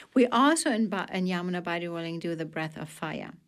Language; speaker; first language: English; non-native, fluent; German